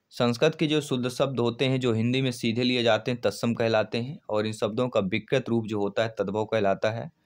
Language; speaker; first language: Hindi; native; Hindi